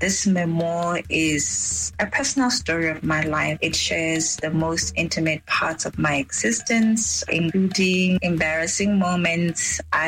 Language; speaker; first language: English; non-native, local second language; Tswana